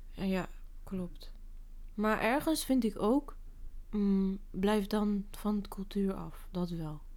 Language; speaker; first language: Dutch; early bilingual, other home language; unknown